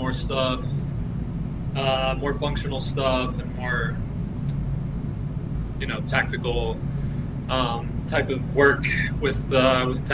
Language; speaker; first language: English; early bilingual, other home language; Spanish